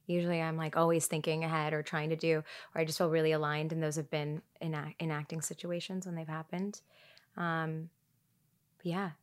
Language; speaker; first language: English; early bilingual, other home language; Tigrinya